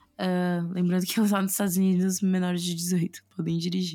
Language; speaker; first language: Portuguese; native; Portuguese